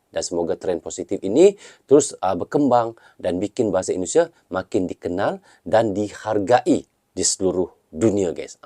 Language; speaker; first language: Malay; native; Malay